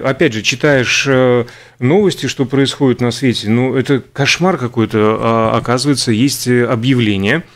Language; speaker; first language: Russian; native; Russian